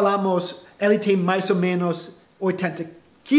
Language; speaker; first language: Portuguese; non-native, fluent; English